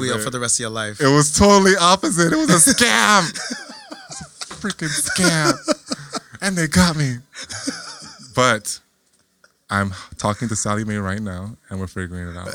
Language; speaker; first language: English; native; English